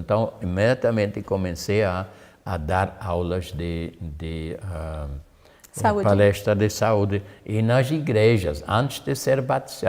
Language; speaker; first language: Portuguese; non-native, fluent; German